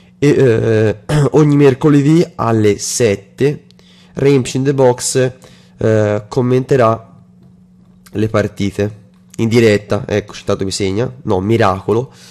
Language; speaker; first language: Italian; native; Italian